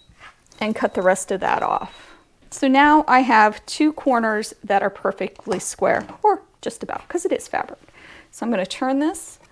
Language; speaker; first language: English; native; English